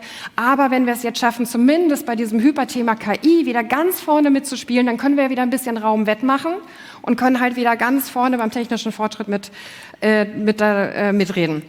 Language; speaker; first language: German; native; German